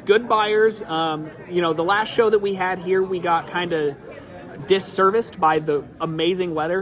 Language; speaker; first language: English; native; English